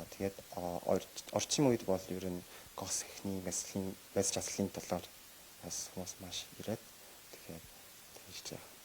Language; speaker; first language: Mongolian; non-native, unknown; Korean